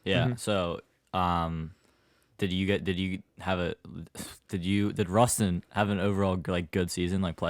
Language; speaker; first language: English; native; English